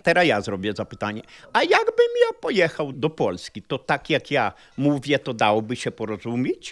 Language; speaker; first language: Polish; early bilingual, heritage; Polish